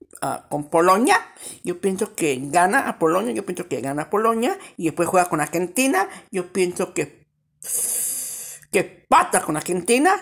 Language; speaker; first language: Spanish; early bilingual, heritage; Spanish